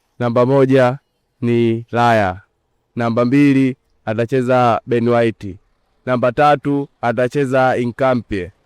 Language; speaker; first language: Swahili; native; Swahili